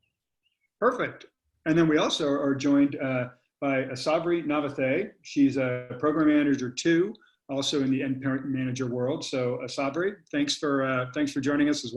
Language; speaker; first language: English; native; English